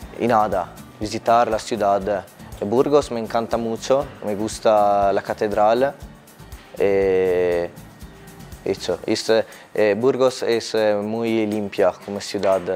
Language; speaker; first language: Spanish; non-native, learner; Italian